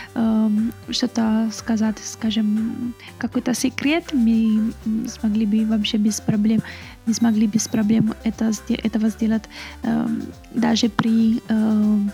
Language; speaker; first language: Russian; non-native, fluent; Italian